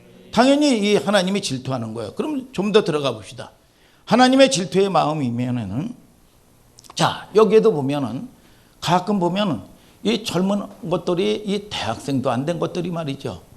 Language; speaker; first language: Korean; native; Korean